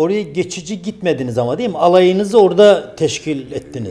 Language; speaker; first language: Turkish; native; Turkish